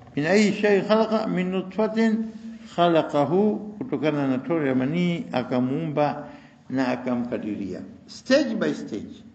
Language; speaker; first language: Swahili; native; Swahili